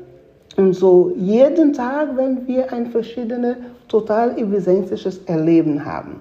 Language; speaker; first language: German; non-native, fluent; Spanish